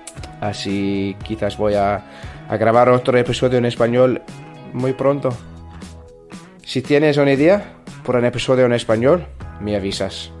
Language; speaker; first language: Spanish; non-native, learner; English